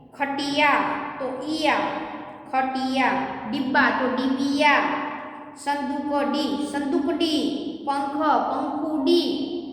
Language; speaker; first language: Hindi; non-native, local second language; Gujarati